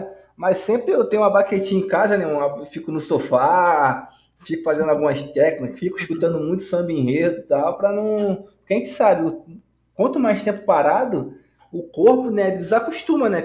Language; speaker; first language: Portuguese; native; Portuguese